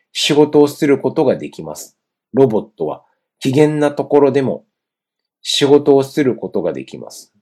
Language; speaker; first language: Japanese; non-native, fluent; Chinese